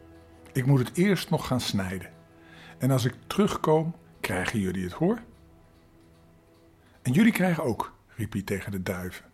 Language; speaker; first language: Dutch; native; Dutch